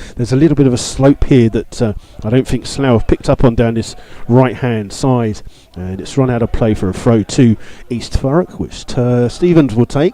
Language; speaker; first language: English; native; English